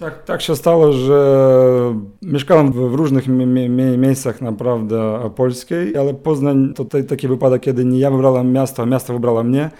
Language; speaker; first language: Polish; non-native, learner; Ukrainian